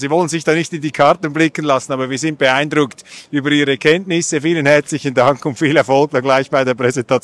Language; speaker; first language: German; native; German